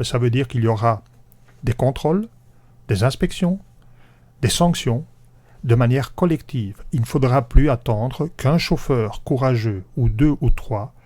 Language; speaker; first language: French; native; French